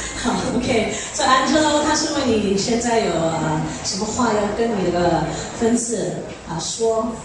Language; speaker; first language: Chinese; early bilingual, heritage; Chinese